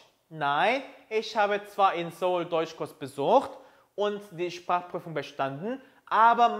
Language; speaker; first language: German; non-native, fluent; Korean